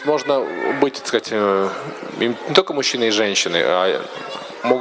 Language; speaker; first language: Russian; native; Russian